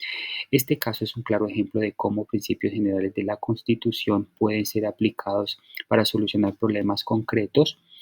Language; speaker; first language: Spanish; native; Spanish